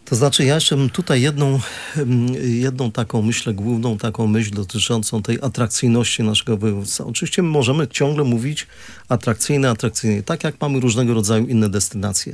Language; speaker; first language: Polish; native; Polish